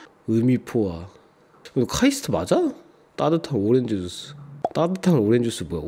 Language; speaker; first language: Korean; native; Korean